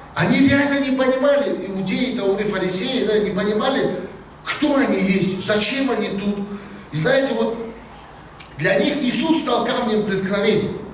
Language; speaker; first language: Russian; native; Russian